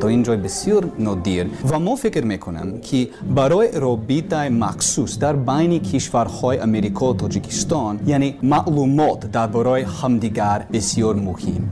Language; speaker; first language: Persian; non-native, learner; English